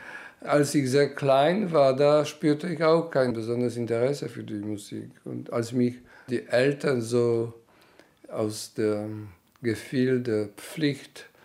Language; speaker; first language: German; non-native, fluent; Polish